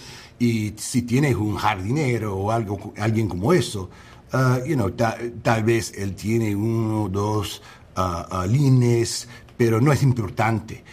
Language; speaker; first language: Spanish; non-native, fluent; English